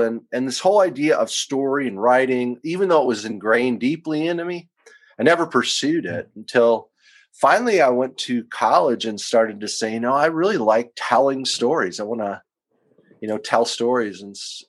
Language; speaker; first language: English; native; English